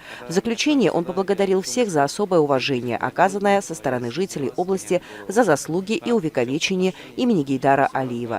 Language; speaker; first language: Russian; native; Russian